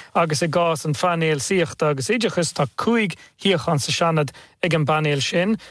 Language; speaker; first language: Irish; native; Irish